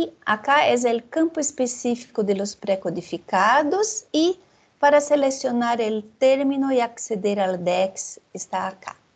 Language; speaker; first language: Spanish; non-native, fluent; Portuguese